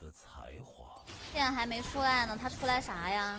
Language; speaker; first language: Chinese; native; Chinese